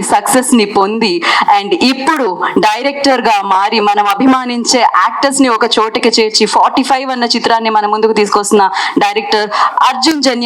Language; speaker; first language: Telugu; native; Telugu